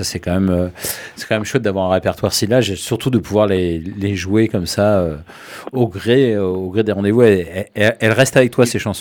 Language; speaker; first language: French; native; French